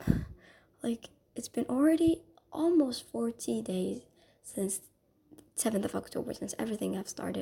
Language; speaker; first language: English; non-native, fluent; Somali